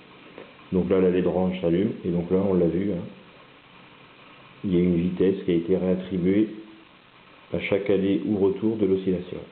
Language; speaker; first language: French; native; French